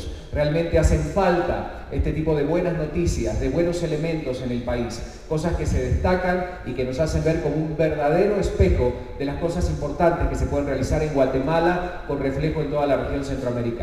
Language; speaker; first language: Spanish; native; Spanish